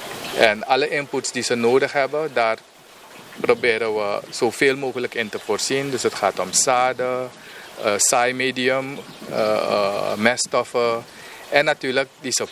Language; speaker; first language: Dutch; non-native, local second language; Papiamento